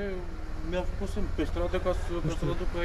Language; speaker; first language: Romanian; non-native, learner; Turkish